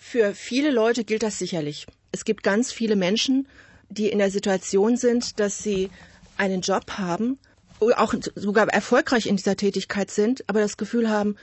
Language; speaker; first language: German; native; German